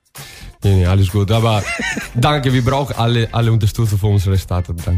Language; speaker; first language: German; non-native, learner; Italian